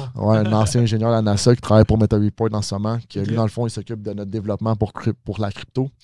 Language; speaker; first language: French; native; French